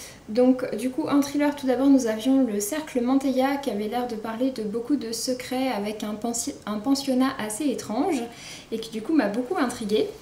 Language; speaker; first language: French; native; French